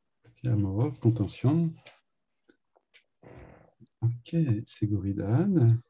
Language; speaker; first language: Spanish; non-native, learner; French